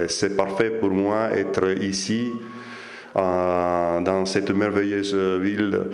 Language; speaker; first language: French; non-native, fluent; Italian